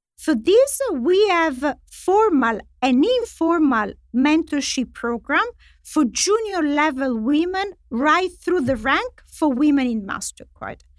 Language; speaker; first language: English; non-native, fluent; Italian